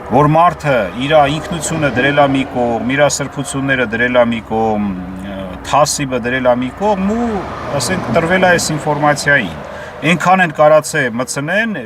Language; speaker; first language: Armenian; native; Armenian